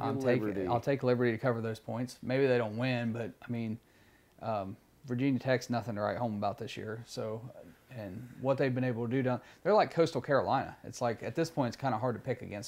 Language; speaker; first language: English; native; English